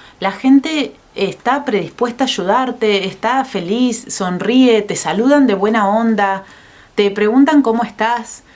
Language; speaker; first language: Spanish; native; Spanish